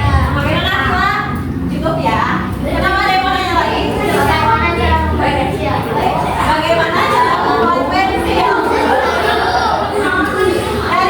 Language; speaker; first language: Indonesian; native; Indonesian